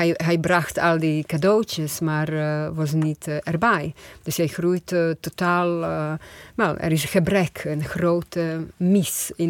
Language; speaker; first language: Dutch; non-native, fluent; Croatian